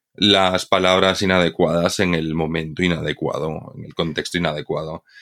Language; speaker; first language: Spanish; native; Spanish